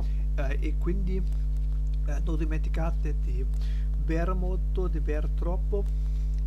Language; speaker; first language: Italian; non-native, learner; German